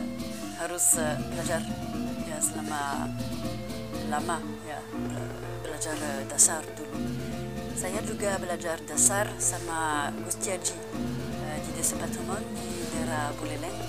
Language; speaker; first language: Indonesian; non-native, learner; French